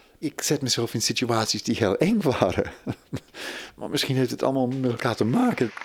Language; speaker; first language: Dutch; non-native, fluent; English